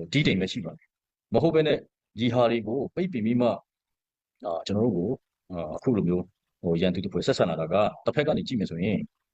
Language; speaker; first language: Burmese; non-native, local second language; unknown